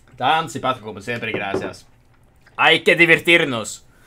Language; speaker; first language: Spanish; non-native, fluent; Norwegian